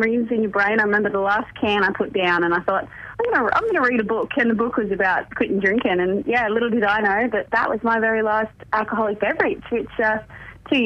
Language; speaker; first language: English; native; English